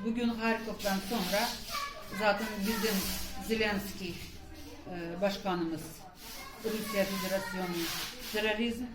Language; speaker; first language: Turkish; non-native, fluent; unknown